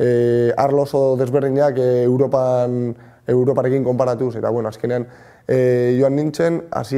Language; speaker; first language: Basque; non-native, local second language; Spanish